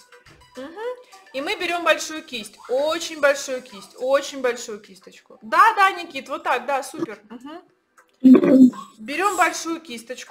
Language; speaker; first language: Russian; native; Russian